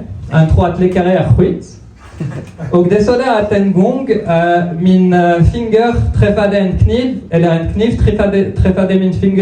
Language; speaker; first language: Swedish; non-native, fluent; French